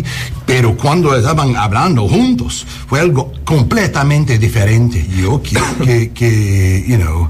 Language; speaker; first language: Spanish; non-native, learner; English